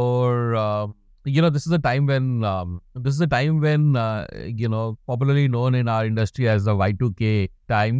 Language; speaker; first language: English; non-native, local second language; Hindi